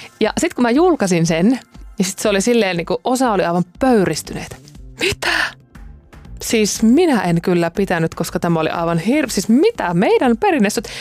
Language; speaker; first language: Finnish; native; Finnish